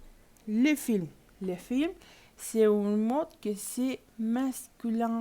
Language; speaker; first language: French; non-native, learner; Spanish